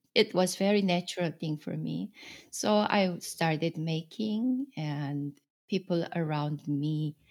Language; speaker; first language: English; non-native, fluent; Korean